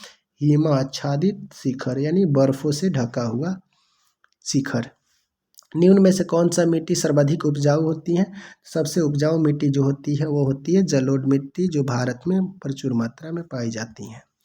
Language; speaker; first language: Hindi; non-native, local second language; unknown